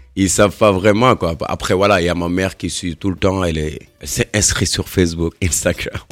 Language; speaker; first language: French; non-native, local second language; Wolof